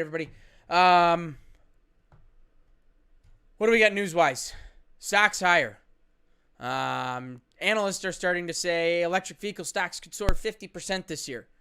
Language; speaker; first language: English; native; English